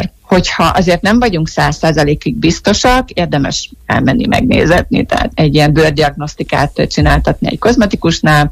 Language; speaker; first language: Hungarian; native; Hungarian